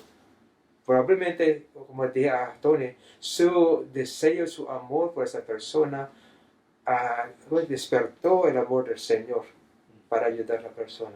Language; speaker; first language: Spanish; non-native, fluent; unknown